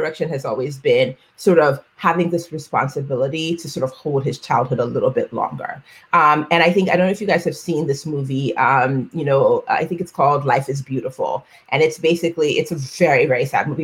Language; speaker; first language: English; non-native, local second language; Yoruba